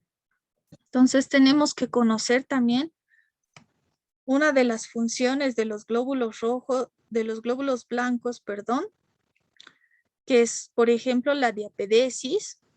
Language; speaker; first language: Spanish; native; Spanish